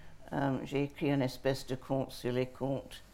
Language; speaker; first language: French; non-native, fluent; English